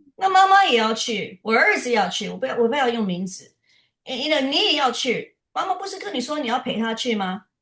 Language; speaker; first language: Chinese; early bilingual, heritage; Chinese